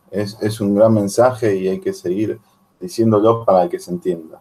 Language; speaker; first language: Spanish; native; Spanish